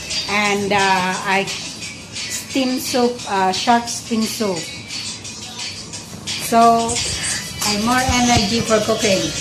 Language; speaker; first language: English; non-native, learner; Filipino